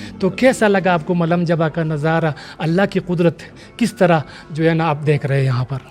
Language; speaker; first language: Urdu; non-native, local second language; Pashto